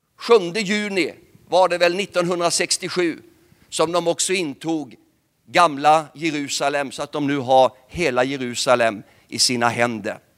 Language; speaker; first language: Swedish; native; Swedish